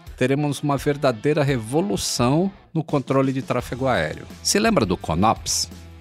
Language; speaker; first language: Portuguese; native; Portuguese